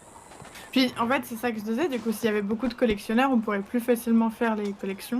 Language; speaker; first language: French; native; French